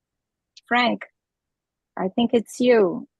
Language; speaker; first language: English; non-native, learner; Portuguese